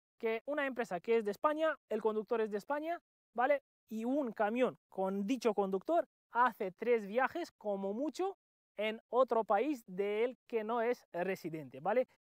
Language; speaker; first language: Spanish; non-native, fluent; Romanian